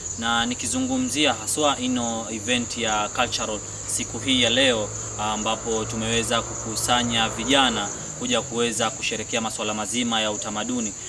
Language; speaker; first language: Swahili; native; Swahili